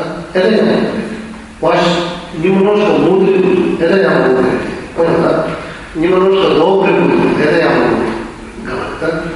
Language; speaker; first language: Russian; non-native, learner; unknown